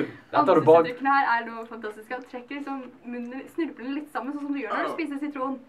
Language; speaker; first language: Norwegian; native; Norwegian